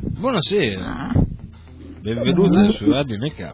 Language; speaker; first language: Italian; native; Italian